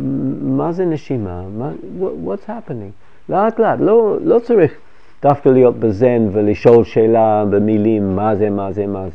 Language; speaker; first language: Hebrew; non-native, fluent; English